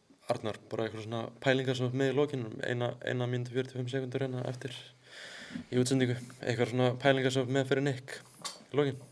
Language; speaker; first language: Icelandic; native; Icelandic